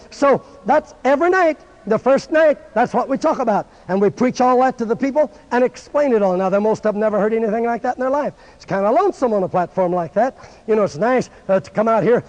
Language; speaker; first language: English; native; English